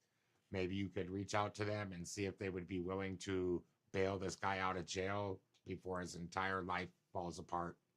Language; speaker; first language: English; native; English